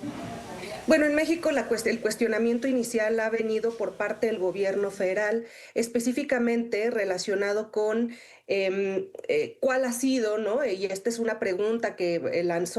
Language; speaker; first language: Spanish; native; Spanish